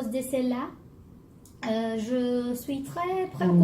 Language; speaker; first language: French; non-native, learner; Portuguese